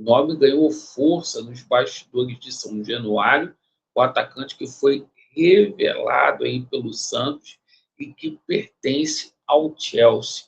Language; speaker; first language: Portuguese; native; Portuguese